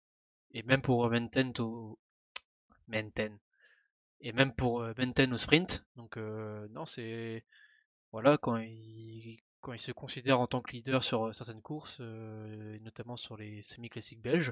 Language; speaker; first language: French; native; French